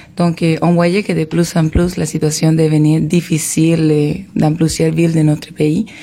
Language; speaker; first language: French; non-native, fluent; Spanish